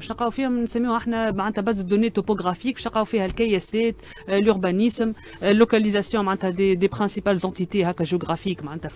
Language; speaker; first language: Arabic; native; Arabic